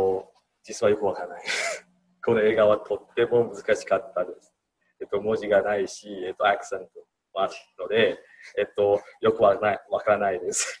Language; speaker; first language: Japanese; non-native, learner; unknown